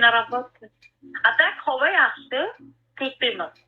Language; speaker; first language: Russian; non-native, fluent; Uzbek